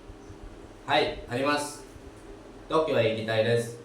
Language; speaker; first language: Japanese; non-native, learner; Indonesian